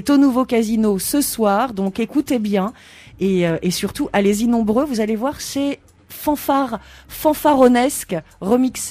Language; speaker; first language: French; native; French